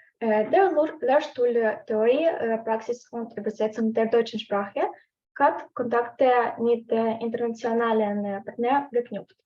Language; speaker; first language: German; non-native, learner; Ukrainian